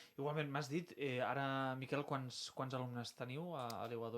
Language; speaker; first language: Catalan; native; Catalan